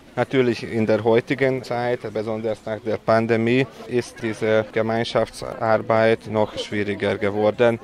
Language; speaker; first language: German; non-native, local second language; Hungarian